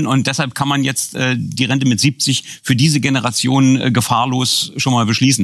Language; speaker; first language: German; native; German